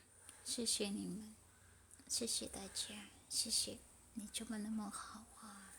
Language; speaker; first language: Chinese; non-native, learner; Indonesian